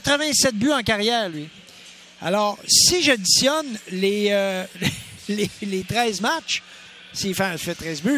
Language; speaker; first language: French; native; French